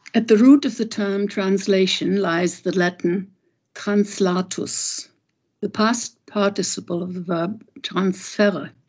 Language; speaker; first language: English; non-native, fluent; German